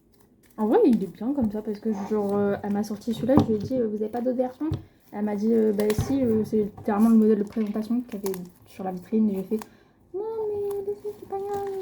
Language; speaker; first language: French; native; French